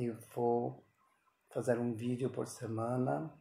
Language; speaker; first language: Portuguese; non-native, fluent; Persian